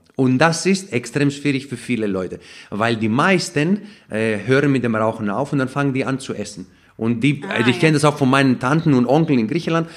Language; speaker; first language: German; non-native, fluent; Greek